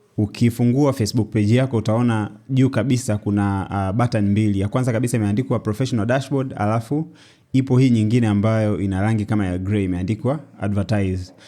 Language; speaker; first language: Swahili; native; Swahili